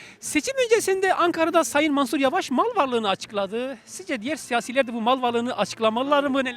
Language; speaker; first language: Turkish; native; Turkish